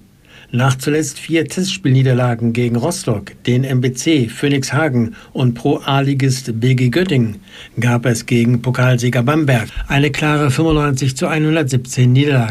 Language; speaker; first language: German; native; German